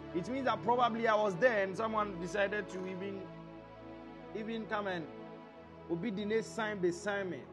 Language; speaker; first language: English; non-native, local second language; Akan